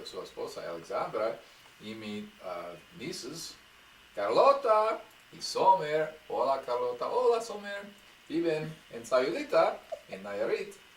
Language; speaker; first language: Spanish; non-native, learner; English